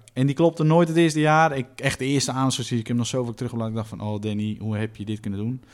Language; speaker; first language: Dutch; native; Dutch